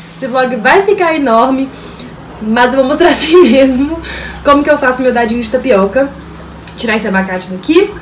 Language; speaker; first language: Portuguese; native; Portuguese